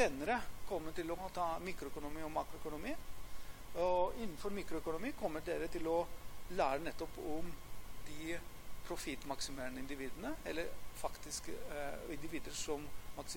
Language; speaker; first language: Norwegian; non-native, fluent; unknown